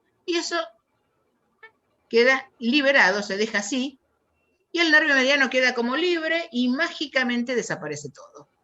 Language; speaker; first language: Spanish; native; Spanish